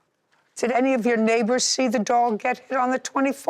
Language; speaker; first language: English; native; English